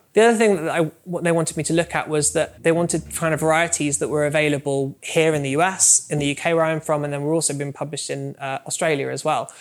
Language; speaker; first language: English; native; English